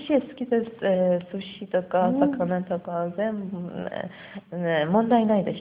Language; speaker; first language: Japanese; non-native, learner; Persian